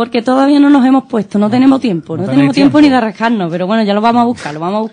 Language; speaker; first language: Spanish; native; Spanish